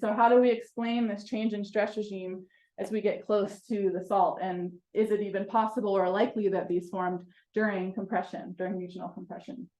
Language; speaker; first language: English; native; English